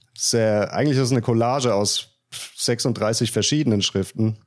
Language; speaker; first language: German; native; German